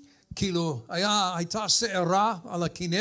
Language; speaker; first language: Hebrew; non-native, fluent; English